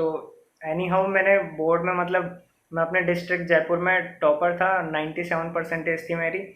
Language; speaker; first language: Hindi; native; Hindi